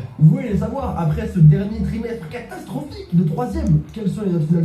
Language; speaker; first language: French; native; French